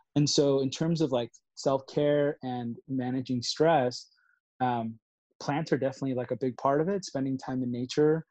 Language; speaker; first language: English; early bilingual, other home language; Spanish